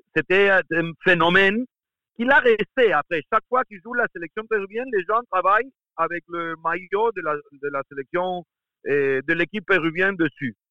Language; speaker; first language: French; non-native, fluent; Spanish